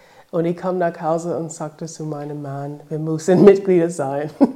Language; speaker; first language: German; non-native, learner; English